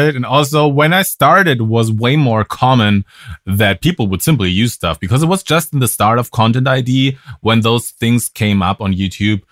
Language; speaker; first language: English; non-native, fluent; German